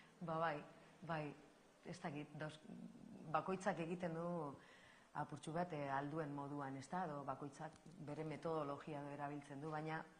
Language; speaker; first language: Basque; native; Basque